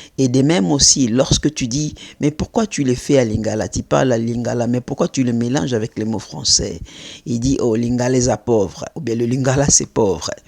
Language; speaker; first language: French; non-native, local second language; Lingala